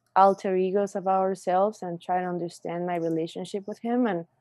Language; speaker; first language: English; non-native, fluent; Spanish